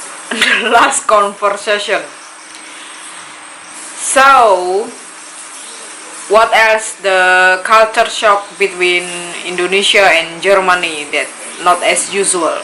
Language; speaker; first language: English; non-native, learner; Indonesian